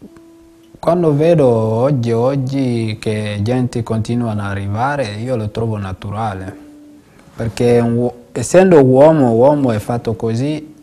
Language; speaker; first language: Italian; non-native, fluent; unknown